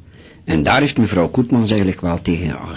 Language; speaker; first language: Dutch; native; Dutch